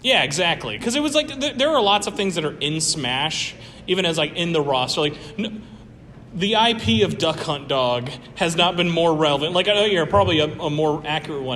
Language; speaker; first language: English; native; English